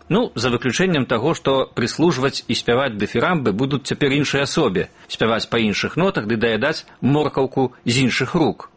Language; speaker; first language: Belarusian; native; Belarusian